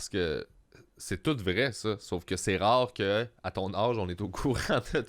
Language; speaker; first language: French; native; French